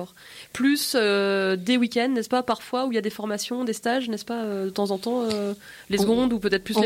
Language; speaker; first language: French; native; French